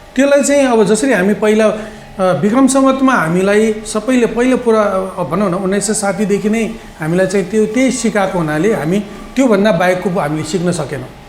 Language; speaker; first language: Nepali; non-native, local second language; Newari